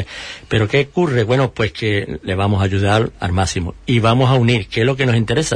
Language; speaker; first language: Spanish; native; Spanish